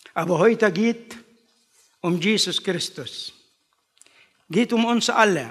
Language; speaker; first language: German; non-native, learner; Arabic